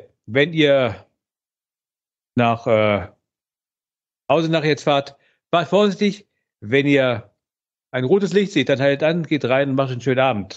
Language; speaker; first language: German; native; German